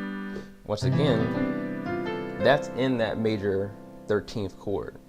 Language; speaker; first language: English; native; English